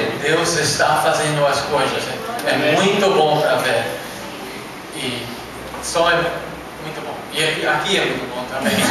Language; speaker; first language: Portuguese; non-native, learner; English